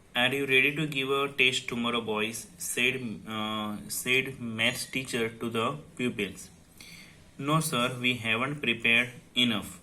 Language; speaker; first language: English; non-native, local second language; Gujarati